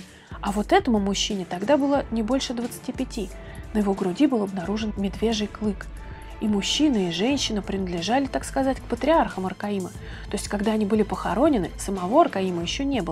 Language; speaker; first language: Russian; native; Russian